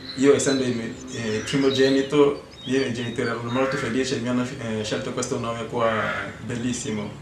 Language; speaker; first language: Italian; non-native, fluent; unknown